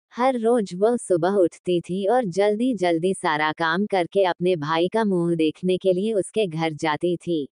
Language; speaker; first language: Hindi; native; Hindi